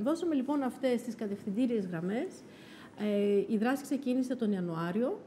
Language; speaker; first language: Greek; native; Greek